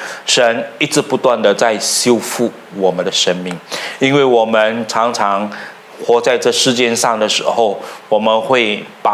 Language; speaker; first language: Chinese; native; Chinese